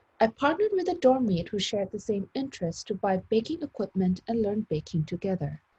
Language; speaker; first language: English; non-native, fluent; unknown